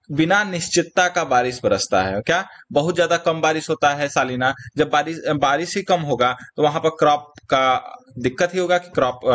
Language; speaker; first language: Hindi; native; Hindi